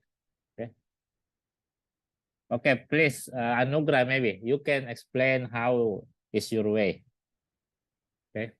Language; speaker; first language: English; non-native, learner; Indonesian